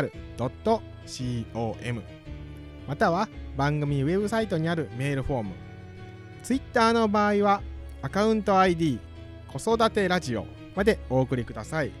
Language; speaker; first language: Japanese; native; Japanese